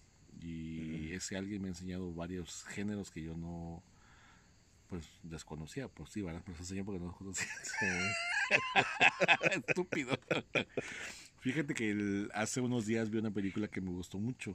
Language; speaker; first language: Spanish; native; Spanish